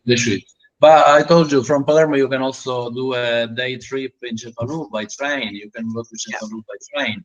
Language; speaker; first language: English; non-native, learner; Italian